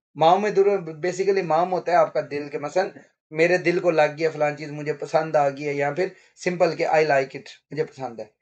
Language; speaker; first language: Urdu; non-native, local second language; Punjabi